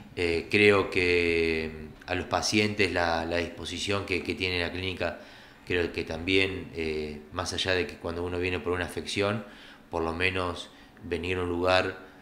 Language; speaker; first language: Spanish; native; Spanish